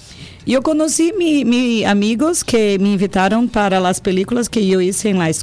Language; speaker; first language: Spanish; non-native, learner; Portuguese